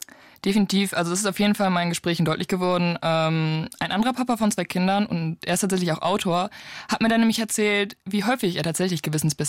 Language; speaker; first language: German; native; German